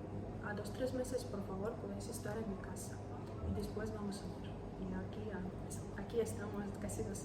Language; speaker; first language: Spanish; non-native, learner; Ukrainian